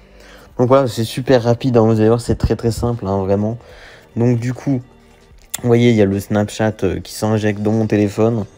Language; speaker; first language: French; native; French